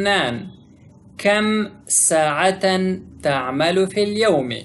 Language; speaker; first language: Arabic; non-native, fluent; Pashto